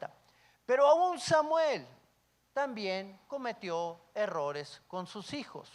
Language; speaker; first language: Spanish; native; Spanish